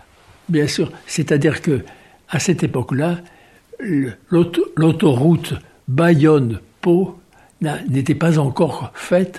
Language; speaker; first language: French; native; French